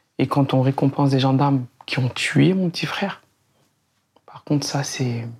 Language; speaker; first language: French; native; French